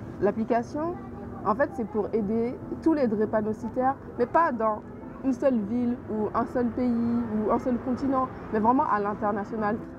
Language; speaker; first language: French; native; French